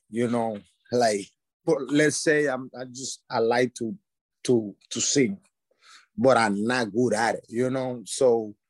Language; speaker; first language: English; non-native, learner; Spanish